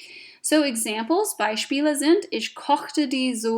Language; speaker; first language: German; non-native, fluent; English